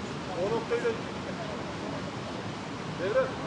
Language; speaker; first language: Turkish; native; Turkish